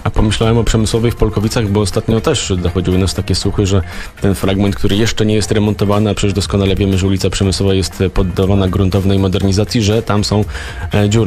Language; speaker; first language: Polish; native; Polish